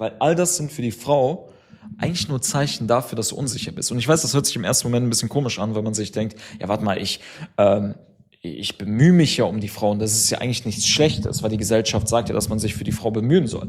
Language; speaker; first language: German; native; German